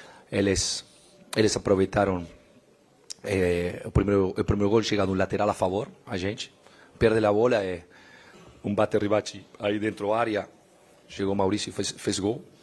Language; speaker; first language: Portuguese; non-native, fluent; Spanish